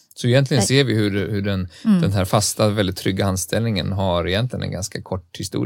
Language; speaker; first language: Swedish; native; Swedish